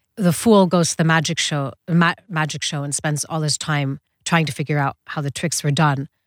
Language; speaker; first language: English; early bilingual, other home language; Dutch